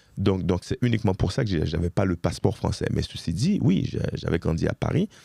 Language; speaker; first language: French; early bilingual, other home language; Haitian Creole